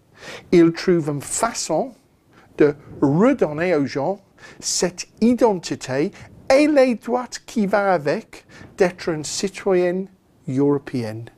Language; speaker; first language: French; non-native, fluent; English